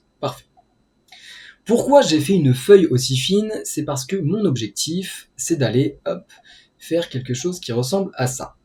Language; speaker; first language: French; native; French